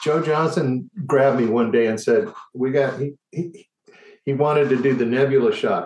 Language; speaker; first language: English; native; English